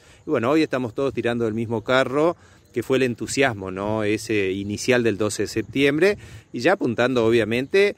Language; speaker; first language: Spanish; native; Spanish